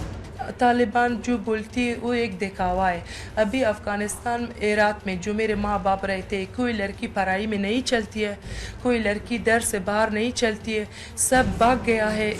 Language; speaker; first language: Hindi; non-native, learner; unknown